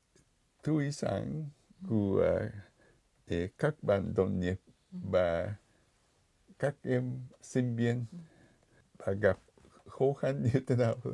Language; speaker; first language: Vietnamese; non-native, fluent; Japanese